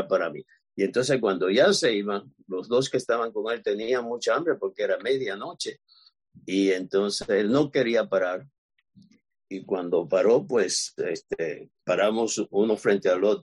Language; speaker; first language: Spanish; native; Spanish